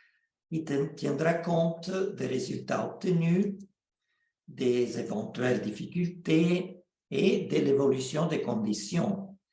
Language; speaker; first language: French; non-native, fluent; Italian